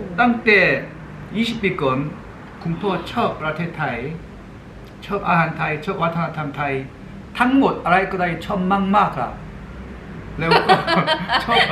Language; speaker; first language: Thai; non-native, learner; Korean